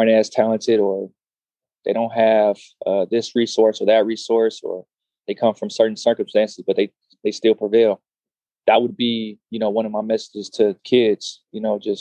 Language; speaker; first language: English; native; English